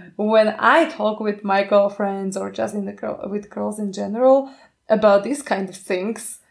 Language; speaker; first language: English; non-native, fluent; Slovak